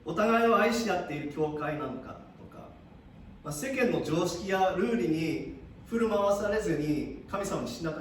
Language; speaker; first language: Japanese; early bilingual, heritage; Japanese